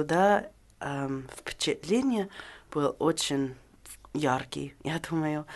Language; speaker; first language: Russian; non-native, learner; English